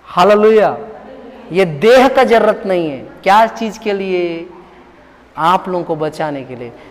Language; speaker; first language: Hindi; non-native, local second language; Telugu